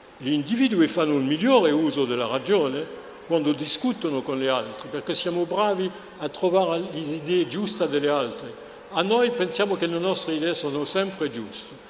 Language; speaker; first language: Italian; non-native, fluent; French